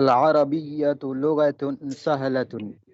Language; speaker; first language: Arabic; non-native, learner; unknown